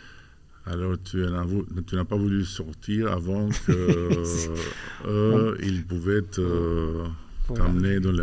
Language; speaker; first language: French; non-native, fluent; Albanian